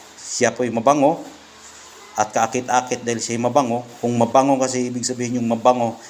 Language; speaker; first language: Filipino; non-native, local second language; Cebuano